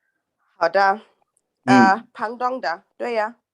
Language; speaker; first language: Chinese; non-native, learner; Swahili